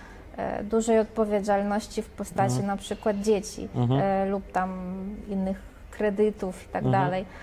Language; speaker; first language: Polish; non-native, fluent; Russian